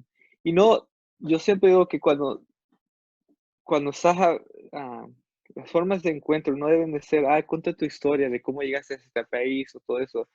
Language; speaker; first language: Spanish; non-native, fluent; English